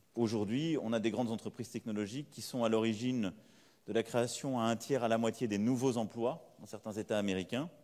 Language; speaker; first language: French; native; French